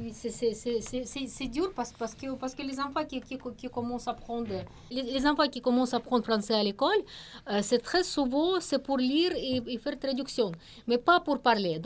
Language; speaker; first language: French; non-native, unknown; Russian